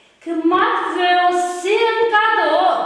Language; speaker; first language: French; non-native, learner; Uzbek